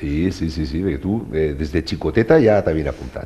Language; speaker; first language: Catalan; native; Catalan